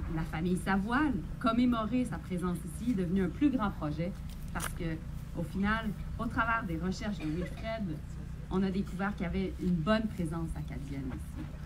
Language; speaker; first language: French; native; French